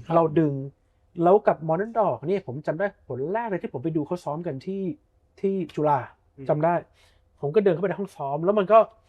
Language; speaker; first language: Thai; early bilingual, heritage; Thai